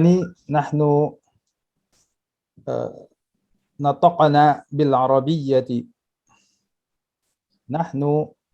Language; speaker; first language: Arabic; non-native, learner; Indonesian